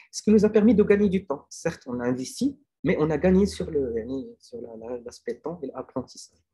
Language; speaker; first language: French; non-native, local second language; Arabic